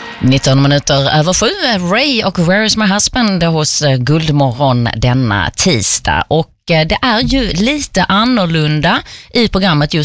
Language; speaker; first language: Swedish; native; Swedish